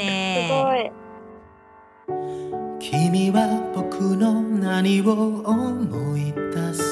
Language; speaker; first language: Japanese; native; Japanese